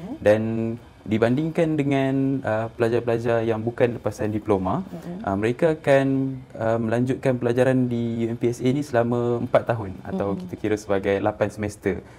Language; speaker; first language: Malay; native; Malay